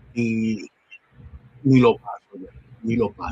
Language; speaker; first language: Spanish; early bilingual, heritage; Spanish